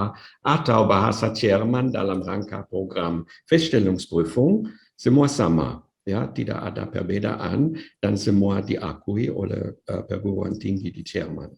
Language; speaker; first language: Indonesian; non-native, fluent; German